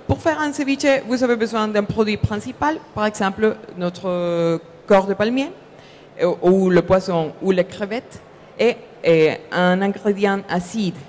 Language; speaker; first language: French; non-native, fluent; Spanish